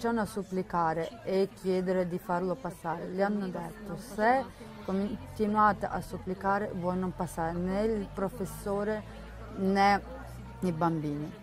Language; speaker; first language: Italian; non-native, fluent; Ukrainian